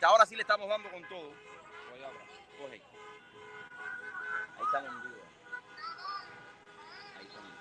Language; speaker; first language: Spanish; native; Spanish